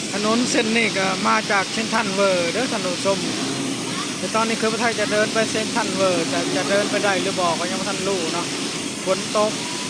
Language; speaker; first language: Thai; native; Thai